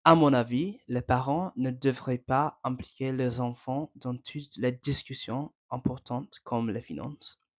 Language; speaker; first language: French; non-native, fluent; English